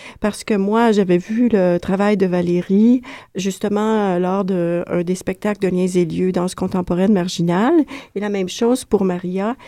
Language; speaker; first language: French; native; French